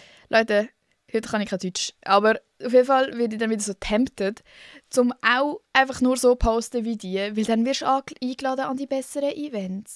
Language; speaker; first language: German; native; German